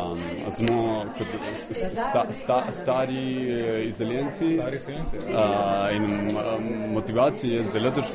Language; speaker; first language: Slovenian; non-native, learner; Spanish